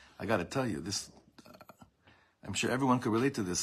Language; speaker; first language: English; native; English